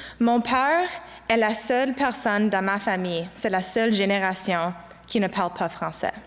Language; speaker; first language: French; non-native, local second language; English